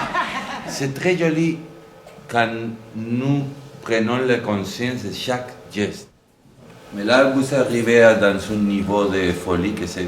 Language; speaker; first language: French; non-native, learner; Spanish